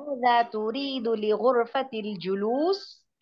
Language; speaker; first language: Arabic; non-native, learner; Urdu